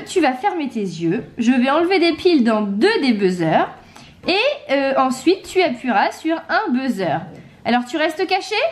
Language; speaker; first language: French; native; French